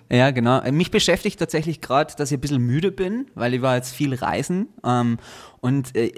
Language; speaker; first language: German; native; German